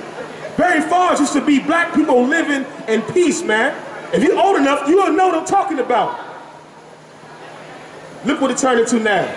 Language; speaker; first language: English; native; English